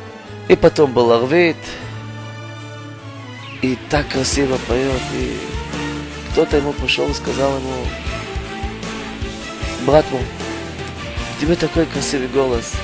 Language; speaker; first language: Russian; non-native, learner; Hebrew